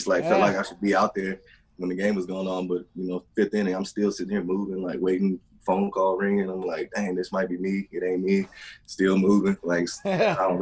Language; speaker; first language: English; native; English